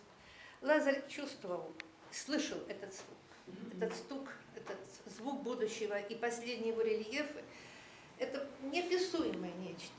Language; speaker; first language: Russian; native; Russian